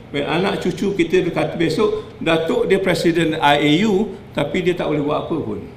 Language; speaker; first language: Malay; native; Malay